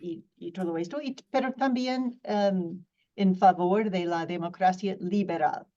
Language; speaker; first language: Spanish; non-native, fluent; English